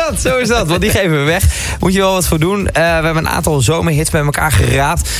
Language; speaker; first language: Dutch; native; Dutch